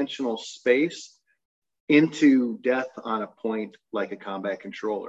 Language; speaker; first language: English; native; English